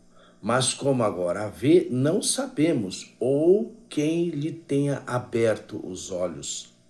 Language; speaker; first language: Portuguese; native; Portuguese